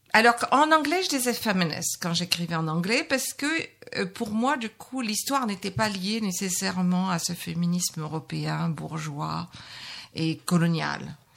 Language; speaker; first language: French; native; French